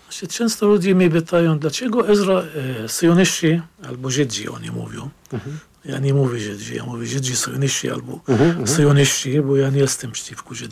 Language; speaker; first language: Polish; non-native, fluent; Arabic